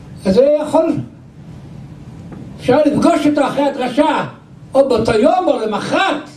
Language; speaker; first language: Hebrew; non-native, local second language; Yiddish